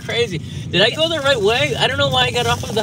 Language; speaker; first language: English; native; English